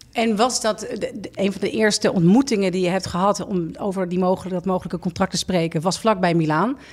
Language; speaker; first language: Dutch; native; Dutch